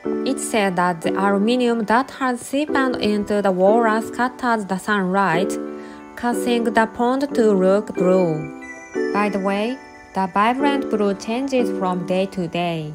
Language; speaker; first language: English; non-native, learner; Japanese